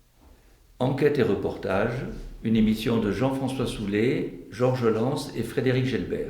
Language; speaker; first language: French; native; French